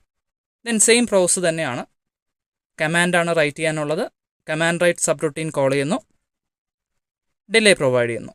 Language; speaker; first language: Malayalam; native; Malayalam